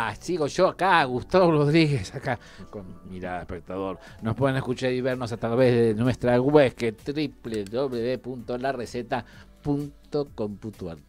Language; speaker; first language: Spanish; native; Spanish